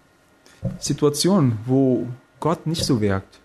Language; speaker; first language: German; non-native, fluent; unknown